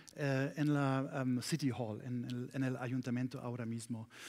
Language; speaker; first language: Spanish; non-native, fluent; German